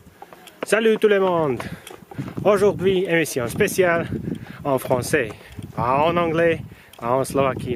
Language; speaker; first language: French; non-native, learner; Slovak